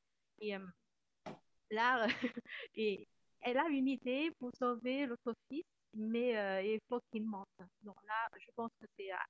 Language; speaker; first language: French; non-native, fluent; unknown